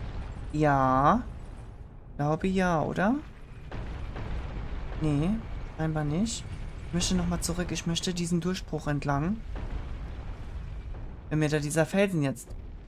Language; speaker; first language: German; native; German